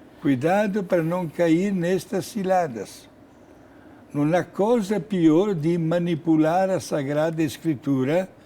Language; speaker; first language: Portuguese; non-native, fluent; Italian